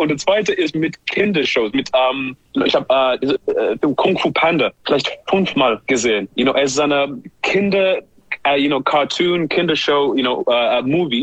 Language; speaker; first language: German; non-native, learner; English